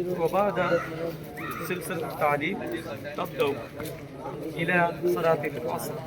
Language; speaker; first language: Arabic; non-native, learner; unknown